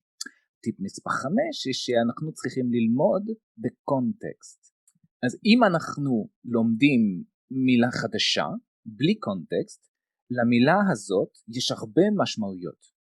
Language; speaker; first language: Hebrew; non-native, fluent; French